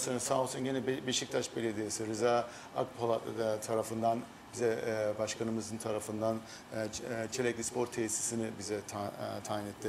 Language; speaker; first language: Turkish; early bilingual, heritage; Turkish